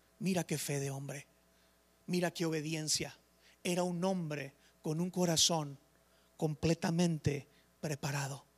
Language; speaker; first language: Spanish; native; Spanish